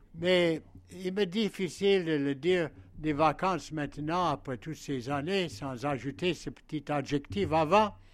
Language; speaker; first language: French; non-native, fluent; English